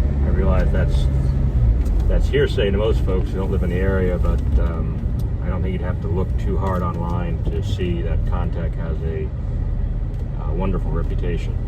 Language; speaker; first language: English; native; English